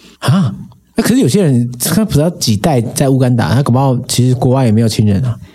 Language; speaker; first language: Chinese; native; Chinese